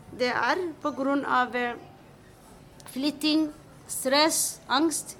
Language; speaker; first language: Norwegian; non-native, fluent; Somali